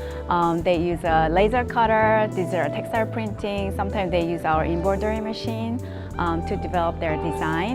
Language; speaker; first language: English; non-native, fluent; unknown